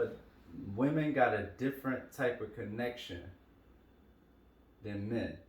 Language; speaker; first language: English; native; English